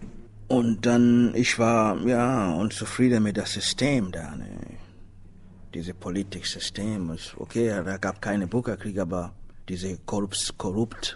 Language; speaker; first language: German; non-native, learner; Swahili